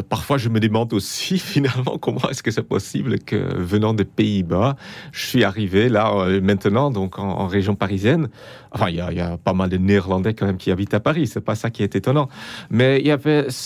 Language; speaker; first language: French; non-native, fluent; Dutch